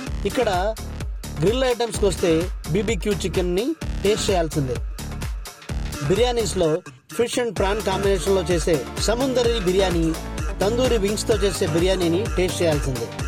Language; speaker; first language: Telugu; native; Telugu